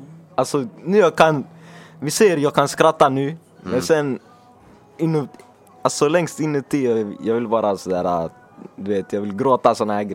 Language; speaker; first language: Swedish; early bilingual, other home language; Finnish